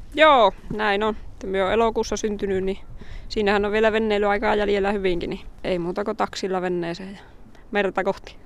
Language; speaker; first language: Finnish; native; Finnish